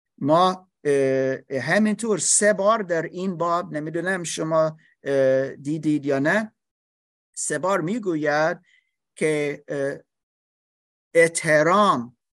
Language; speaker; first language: Persian; non-native, learner; English